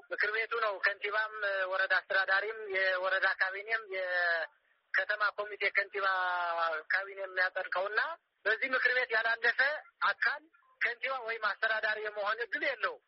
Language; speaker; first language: Amharic; non-native, local second language; Tigrinya